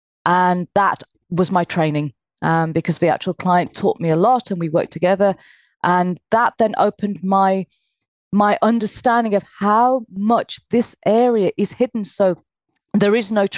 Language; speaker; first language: English; native; English